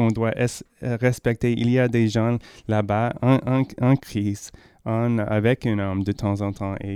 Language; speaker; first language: French; non-native, learner; English